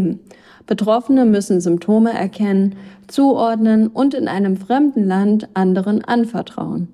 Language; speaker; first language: German; native; German